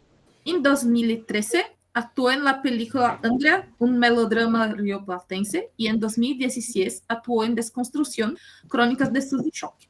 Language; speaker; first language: Spanish; non-native, learner; Portuguese